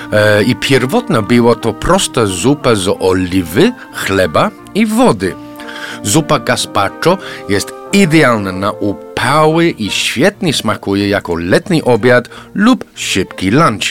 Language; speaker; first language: Polish; non-native, fluent; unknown